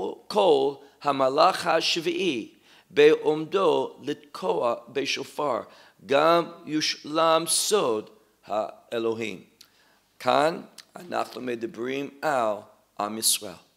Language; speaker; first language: Hebrew; non-native, fluent; English